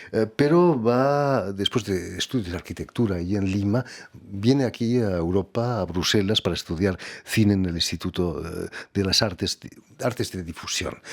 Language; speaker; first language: Spanish; native; Spanish